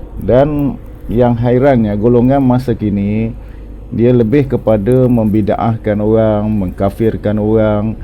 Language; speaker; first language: Malay; native; Malay